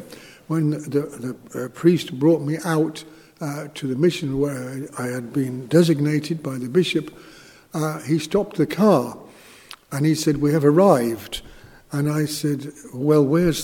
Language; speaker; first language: English; native; English